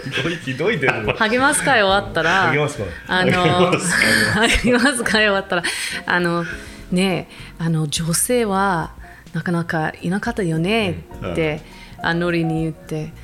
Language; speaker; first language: Japanese; non-native, fluent; English